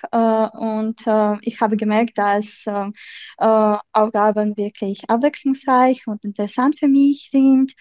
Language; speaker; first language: German; non-native, fluent; Ukrainian